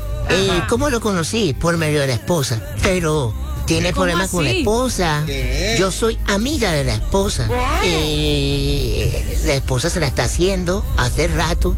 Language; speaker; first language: Spanish; native; Spanish